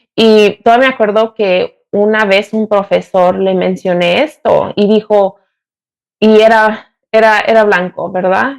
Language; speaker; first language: Spanish; early bilingual, heritage; Spanish